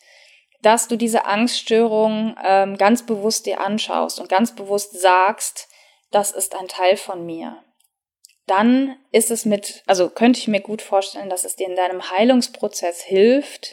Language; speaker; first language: German; native; German